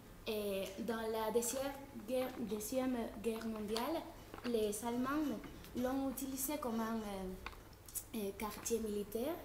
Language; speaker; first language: French; non-native, fluent; Spanish